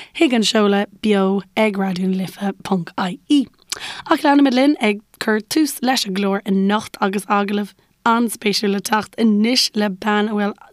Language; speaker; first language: Irish; native; Irish